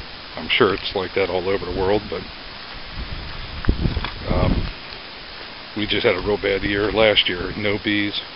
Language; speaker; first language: English; native; English